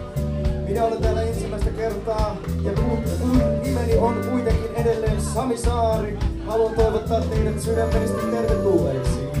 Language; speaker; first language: Finnish; native; Finnish